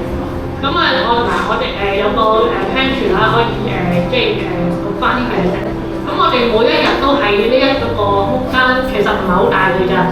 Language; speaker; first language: Cantonese; native; Cantonese